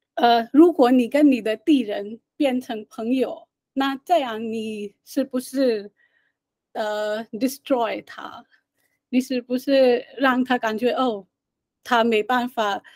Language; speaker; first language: Chinese; non-native, fluent; Hindi